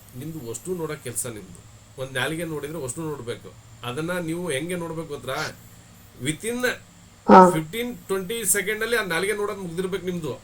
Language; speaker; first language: Kannada; native; Kannada